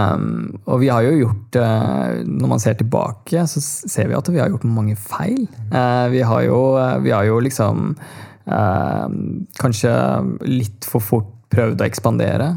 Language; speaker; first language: Norwegian; early bilingual, other home language; Tamil